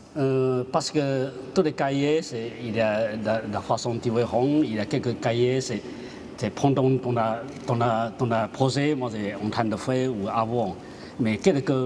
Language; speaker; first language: French; non-native, learner; Chinese